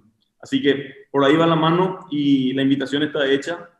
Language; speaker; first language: Spanish; native; Spanish